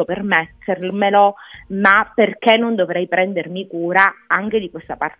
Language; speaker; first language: Italian; native; Italian